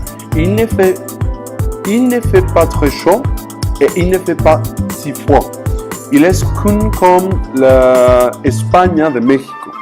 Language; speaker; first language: French; non-native, learner; Spanish